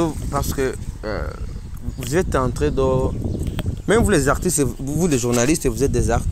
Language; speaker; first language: French; non-native, learner; Rundi